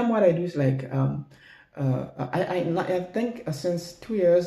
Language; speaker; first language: English; non-native, learner; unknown